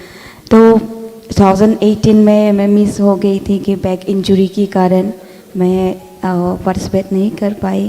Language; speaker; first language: Hindi; non-native, local second language; Manipuri